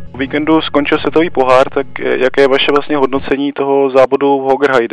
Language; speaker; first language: Czech; native; Czech